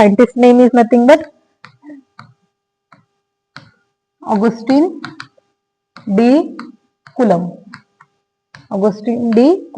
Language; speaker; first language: English; non-native, local second language; Marathi